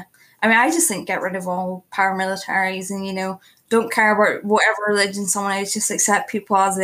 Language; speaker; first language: English; native; English